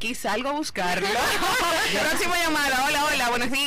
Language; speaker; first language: Spanish; native; Spanish